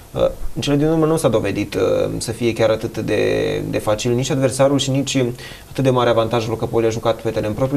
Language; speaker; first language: Romanian; native; Romanian